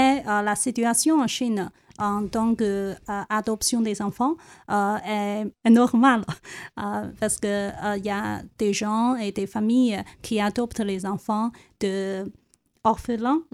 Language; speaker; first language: French; non-native, learner; Chinese